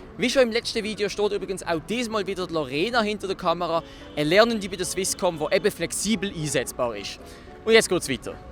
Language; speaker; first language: German; native; German